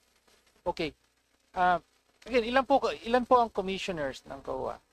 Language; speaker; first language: Filipino; native; Filipino